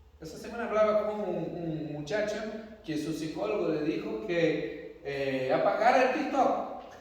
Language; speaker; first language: Spanish; non-native, fluent; Portuguese